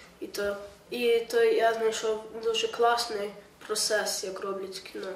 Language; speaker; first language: Ukrainian; early bilingual, heritage; Ukrainian